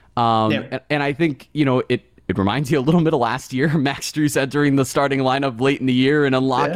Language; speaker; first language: English; native; English